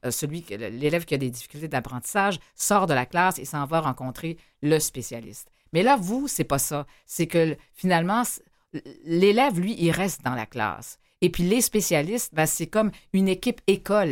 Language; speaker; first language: French; native; French